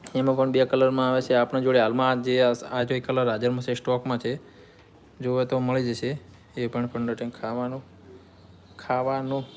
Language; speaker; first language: Gujarati; native; Gujarati